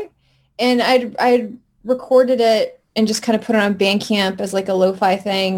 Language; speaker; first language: English; native; English